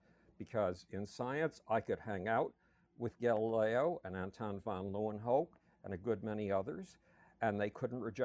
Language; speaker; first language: English; native; English